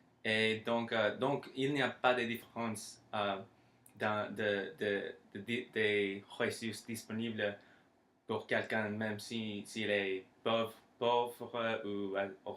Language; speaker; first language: French; non-native, learner; English